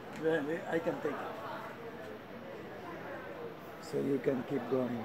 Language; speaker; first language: English; non-native, fluent; Spanish